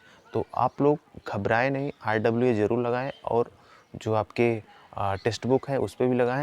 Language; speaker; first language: Hindi; native; Hindi